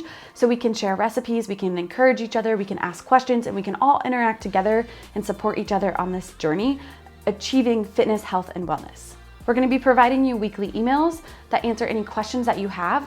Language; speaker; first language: English; native; English